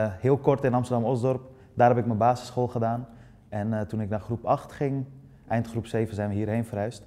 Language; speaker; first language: Dutch; early bilingual, other home language; Persian